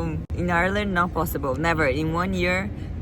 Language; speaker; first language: English; non-native, fluent; Portuguese